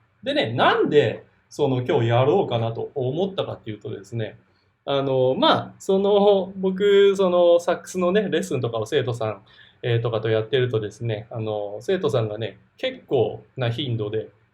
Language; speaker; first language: Japanese; native; Japanese